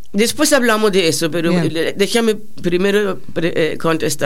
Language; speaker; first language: Spanish; non-native, fluent; German